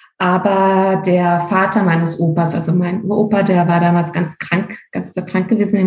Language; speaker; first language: German; native; German